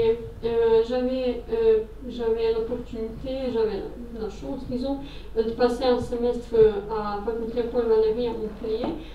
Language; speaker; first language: French; non-native, fluent; Serbian